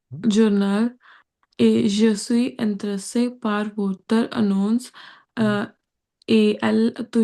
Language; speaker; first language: French; non-native, learner; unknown